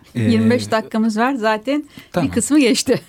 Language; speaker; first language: Turkish; native; Turkish